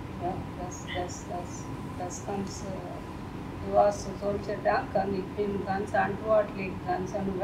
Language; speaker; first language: German; non-native, learner; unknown